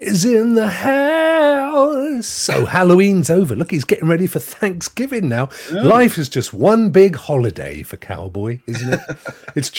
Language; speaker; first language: English; native; English